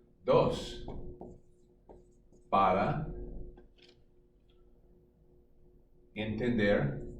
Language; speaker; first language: Spanish; non-native, fluent; English